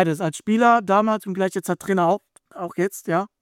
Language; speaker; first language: German; native; German